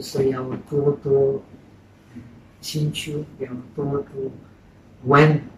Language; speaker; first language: Chinese; non-native, fluent; Czech